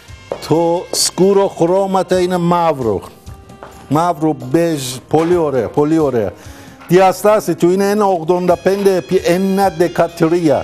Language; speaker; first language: Greek; non-native, learner; Persian